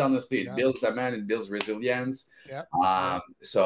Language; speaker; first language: English; non-native, fluent; French